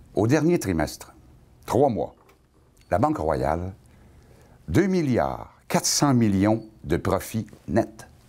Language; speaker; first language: French; native; French